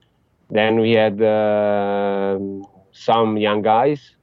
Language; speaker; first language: English; non-native, fluent; Italian